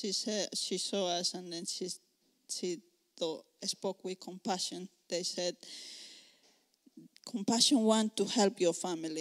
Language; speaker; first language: English; non-native, learner; Spanish